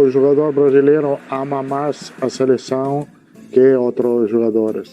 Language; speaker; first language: Portuguese; non-native, learner; Italian